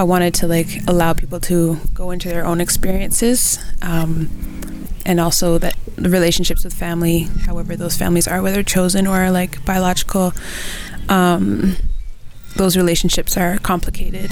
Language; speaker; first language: English; native; English